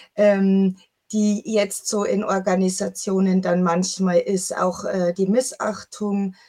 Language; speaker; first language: German; native; German